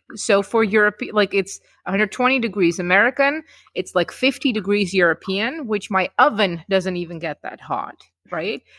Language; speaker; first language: English; non-native, fluent; Czech